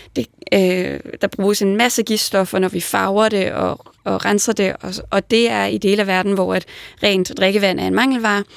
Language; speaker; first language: Danish; native; Danish